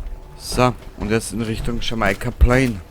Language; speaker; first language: German; native; German